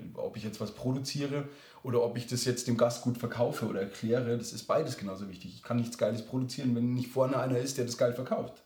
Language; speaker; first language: German; native; German